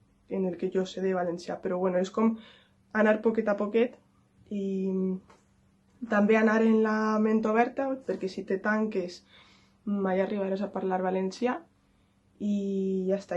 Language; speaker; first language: Catalan; non-native, local second language; Spanish